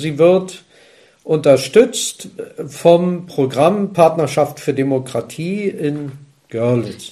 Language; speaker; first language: German; native; German